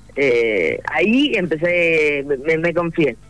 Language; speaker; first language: Spanish; native; Spanish